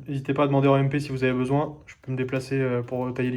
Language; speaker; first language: French; native; French